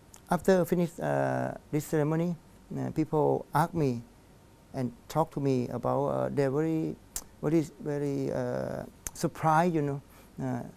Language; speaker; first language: English; non-native, learner; Thai